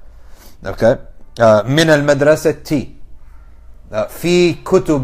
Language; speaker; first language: Arabic; early bilingual, heritage; English